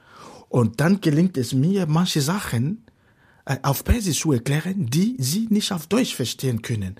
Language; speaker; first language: German; non-native, fluent; Fon